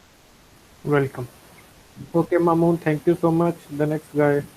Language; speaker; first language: English; non-native, fluent; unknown